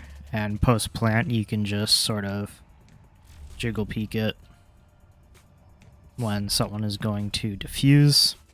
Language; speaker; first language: English; native; English